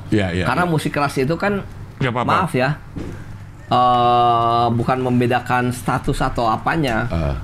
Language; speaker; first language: Indonesian; native; Indonesian